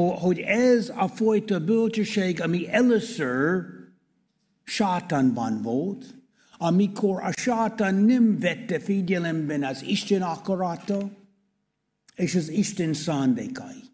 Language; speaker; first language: Hungarian; non-native, learner; English